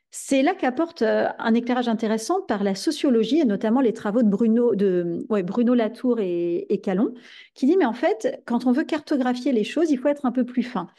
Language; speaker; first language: French; native; French